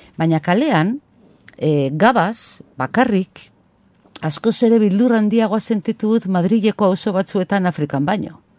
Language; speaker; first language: Basque; non-native, local second language; Spanish